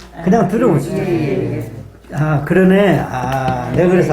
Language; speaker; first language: Korean; native; Korean